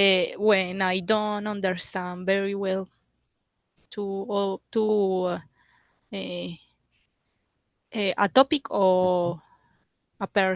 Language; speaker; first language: English; non-native, learner; Spanish